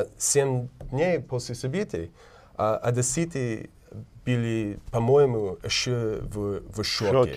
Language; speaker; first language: Russian; non-native, learner; English